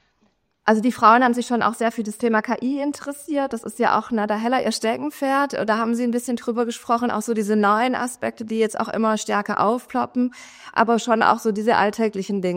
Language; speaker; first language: German; native; German